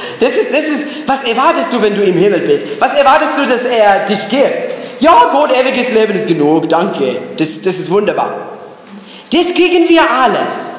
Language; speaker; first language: German; non-native, fluent; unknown